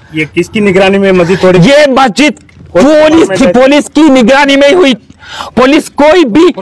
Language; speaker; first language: Hindi; non-native, local second language; Urdu